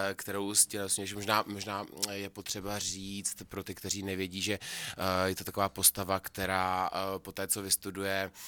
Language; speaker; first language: Czech; native; Czech